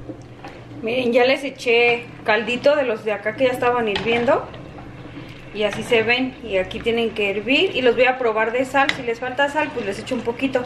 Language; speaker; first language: Spanish; native; Spanish